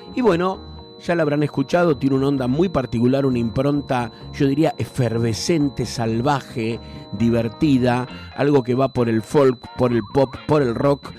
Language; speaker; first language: Spanish; native; Spanish